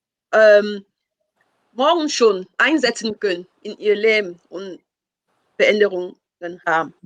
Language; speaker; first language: German; non-native, fluent; French